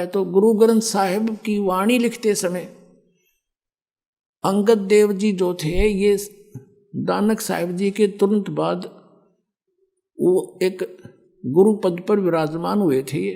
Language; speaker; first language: Hindi; native; Hindi